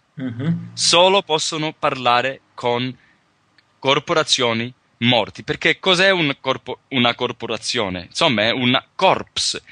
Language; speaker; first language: Italian; early bilingual, heritage; Italian